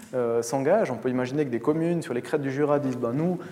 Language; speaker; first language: French; native; French